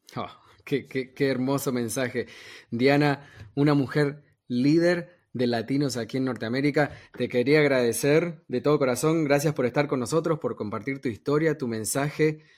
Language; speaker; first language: Spanish; native; Spanish